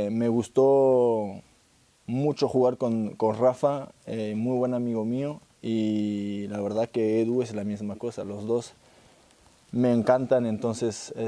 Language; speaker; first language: Spanish; non-native, fluent; French